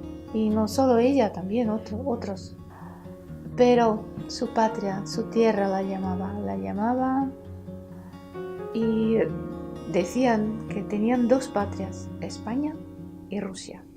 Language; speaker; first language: Spanish; early bilingual, heritage; Spanish